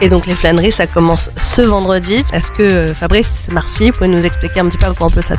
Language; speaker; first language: French; native; French